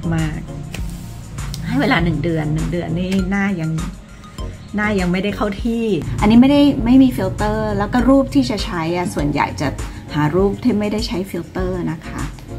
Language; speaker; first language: Thai; early bilingual, other home language; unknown